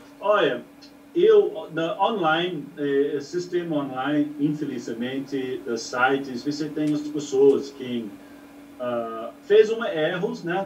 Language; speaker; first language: Portuguese; non-native, learner; English